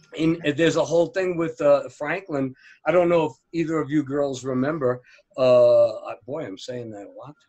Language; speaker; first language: English; native; English